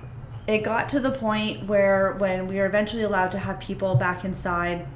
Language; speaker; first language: English; native; English